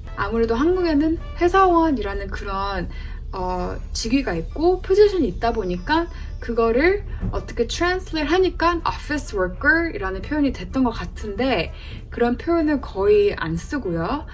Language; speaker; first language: Korean; early bilingual, heritage; Korean